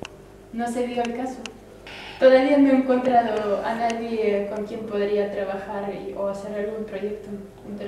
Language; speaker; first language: Spanish; early bilingual, other home language; Russian